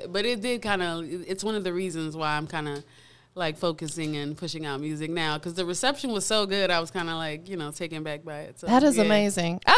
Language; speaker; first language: English; native; English